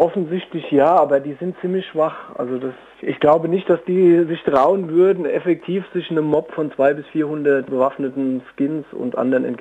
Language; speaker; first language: German; native; German